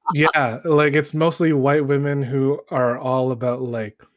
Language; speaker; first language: English; early bilingual, other home language; Filipino